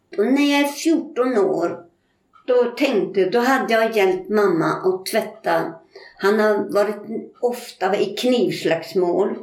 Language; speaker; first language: Swedish; native; Swedish